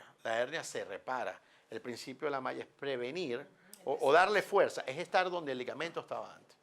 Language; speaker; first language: Spanish; native; Spanish